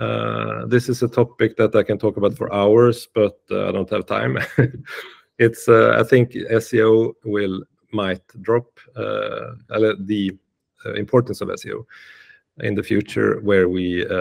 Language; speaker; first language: English; non-native, fluent; Swedish